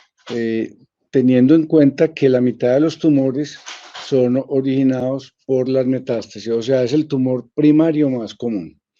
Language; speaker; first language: Spanish; native; Spanish